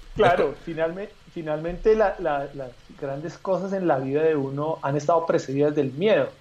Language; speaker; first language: Spanish; native; Spanish